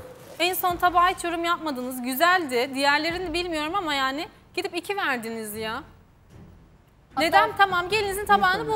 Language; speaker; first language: Turkish; native; Turkish